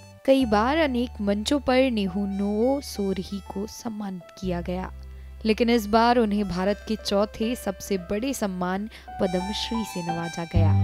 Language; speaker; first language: Hindi; native; Hindi